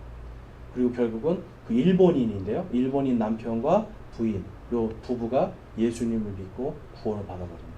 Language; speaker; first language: Korean; native; Korean